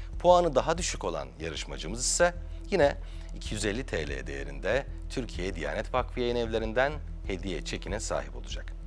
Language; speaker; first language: Turkish; native; Turkish